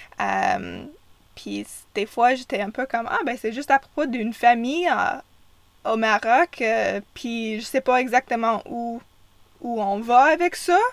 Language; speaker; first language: French; non-native, fluent; English